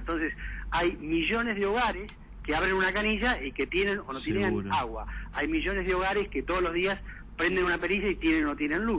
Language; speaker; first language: Spanish; native; Spanish